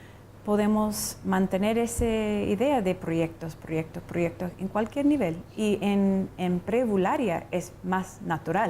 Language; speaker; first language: Spanish; non-native, fluent; English